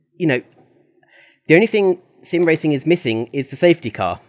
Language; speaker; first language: English; native; English